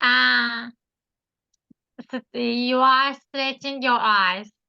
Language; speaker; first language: English; non-native, learner; Turkish